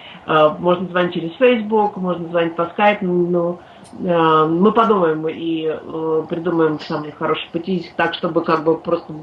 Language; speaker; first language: Russian; native; Russian